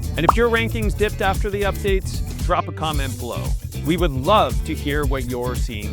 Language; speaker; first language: English; native; English